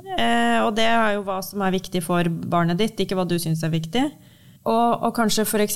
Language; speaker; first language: Norwegian; early bilingual, heritage; Norwegian